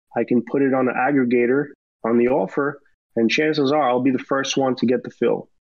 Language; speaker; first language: English; early bilingual, other home language; Romanian